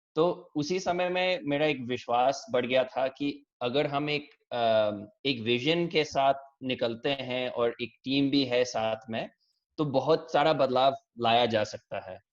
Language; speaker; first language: Hindi; early bilingual, heritage; English